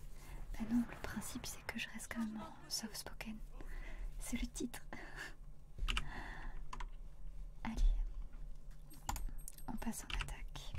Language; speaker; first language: French; native; French